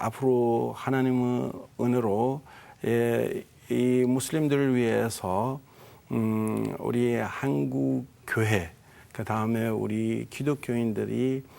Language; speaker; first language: Korean; non-native, fluent; Persian